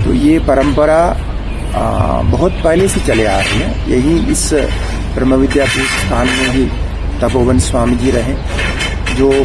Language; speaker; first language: Hindi; non-native, local second language; Malayalam